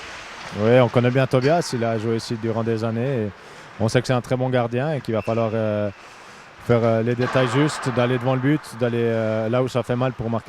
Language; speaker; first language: French; native; French